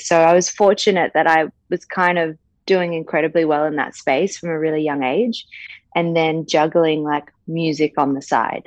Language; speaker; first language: English; native; English